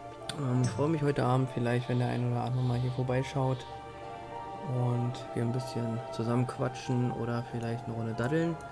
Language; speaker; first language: German; native; German